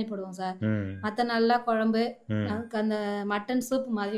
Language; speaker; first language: Tamil; native; Tamil